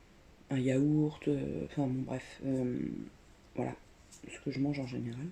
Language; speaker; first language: French; native; French